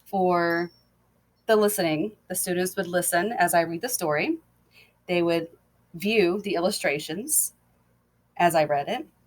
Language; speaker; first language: English; native; English